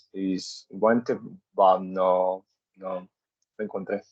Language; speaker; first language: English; non-native, learner; Spanish